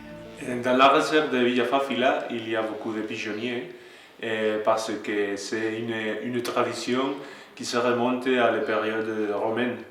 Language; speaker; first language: French; non-native, learner; Spanish